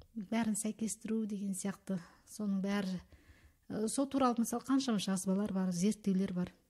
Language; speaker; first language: Kazakh; early bilingual, heritage; Kazakh